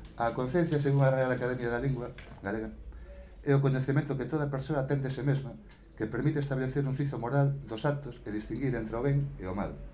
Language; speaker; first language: Galician; native; Galician